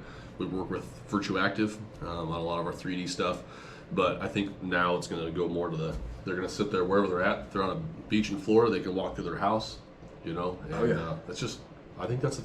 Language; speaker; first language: English; native; English